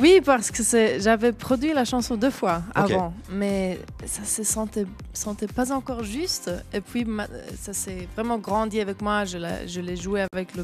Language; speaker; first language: French; non-native, local second language; German